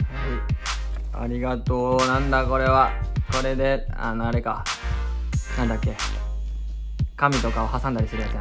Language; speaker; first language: Japanese; native; Japanese